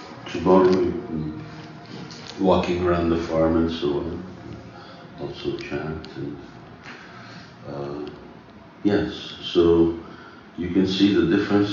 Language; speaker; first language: English; early bilingual, other home language; Hungarian